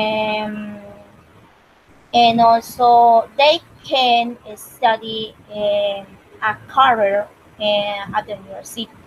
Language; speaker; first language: English; non-native, learner; Spanish